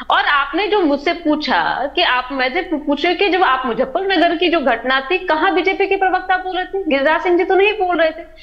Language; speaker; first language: Hindi; native; Hindi